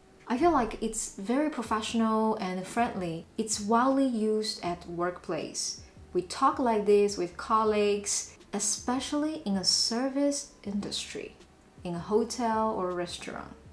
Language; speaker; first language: English; non-native, fluent; Chinese